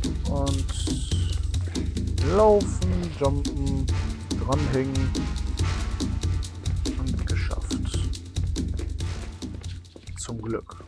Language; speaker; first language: German; native; German